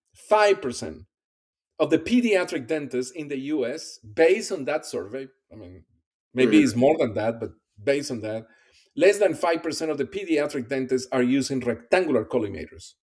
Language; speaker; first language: English; non-native, fluent; Spanish